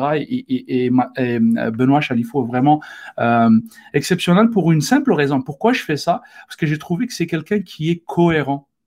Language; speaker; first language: French; non-native, local second language; Arabic